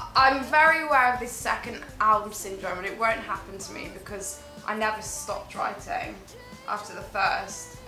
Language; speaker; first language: English; native; English